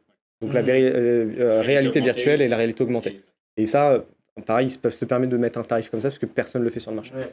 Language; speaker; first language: French; native; French